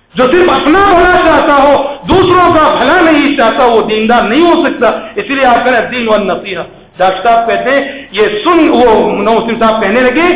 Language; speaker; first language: Urdu; native; Urdu